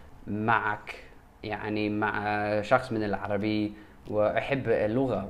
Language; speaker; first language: Arabic; non-native, learner; English